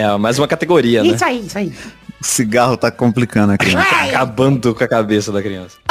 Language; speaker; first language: Portuguese; native; Portuguese